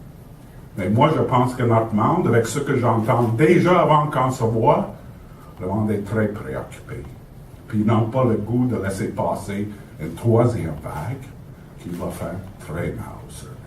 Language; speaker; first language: French; native; French